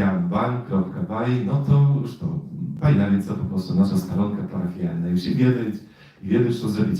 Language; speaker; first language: Polish; non-native, learner; Russian